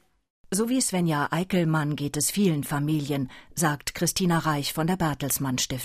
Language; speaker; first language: German; native; German